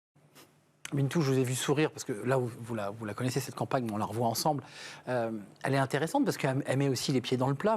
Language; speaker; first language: French; native; French